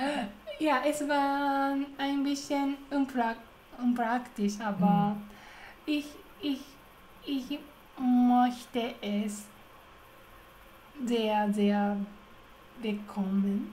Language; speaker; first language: German; non-native, learner; Japanese